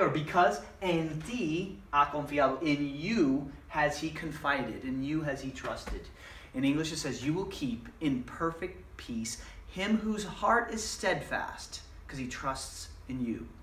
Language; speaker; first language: English; native; English